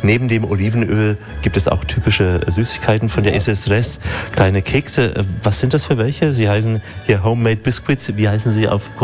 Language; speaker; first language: German; native; German